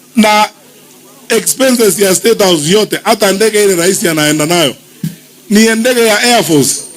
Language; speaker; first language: Swahili; non-native, local second language; Gusii